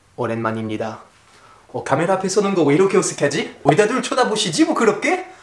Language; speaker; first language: Korean; non-native, fluent; French